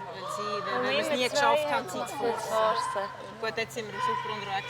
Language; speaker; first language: German; native; German